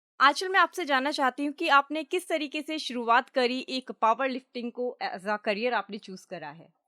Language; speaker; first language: Hindi; native; Hindi